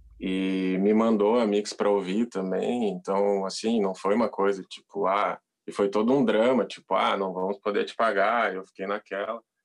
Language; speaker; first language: Portuguese; native; Portuguese